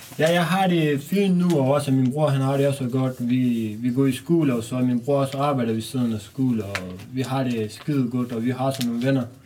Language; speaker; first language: Danish; non-native, learner; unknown